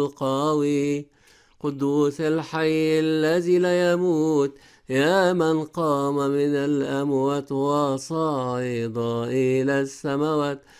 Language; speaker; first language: Arabic; native; Arabic